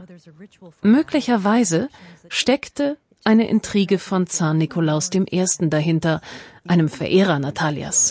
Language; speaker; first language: German; native; German